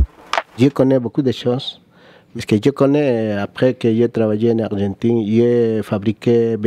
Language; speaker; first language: French; non-native, learner; Spanish